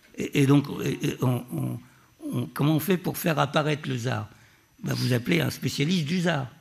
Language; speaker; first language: French; native; French